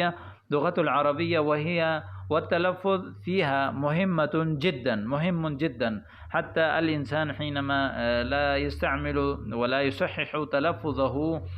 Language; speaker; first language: Arabic; non-native, fluent; Urdu